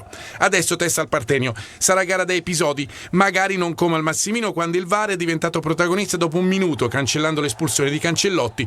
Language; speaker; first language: Italian; native; Italian